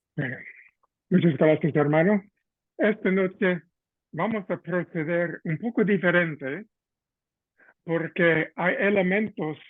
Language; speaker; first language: Spanish; non-native, fluent; English